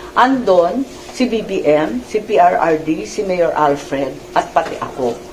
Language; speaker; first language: Filipino; native; Filipino